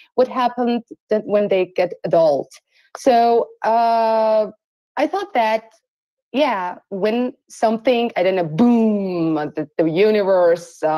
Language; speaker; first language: English; non-native, fluent; Persian